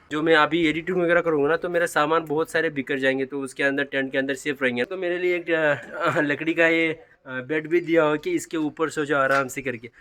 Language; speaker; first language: Hindi; non-native, local second language; Kannada